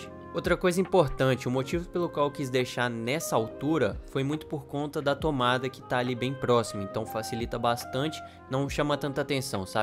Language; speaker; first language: Portuguese; native; Portuguese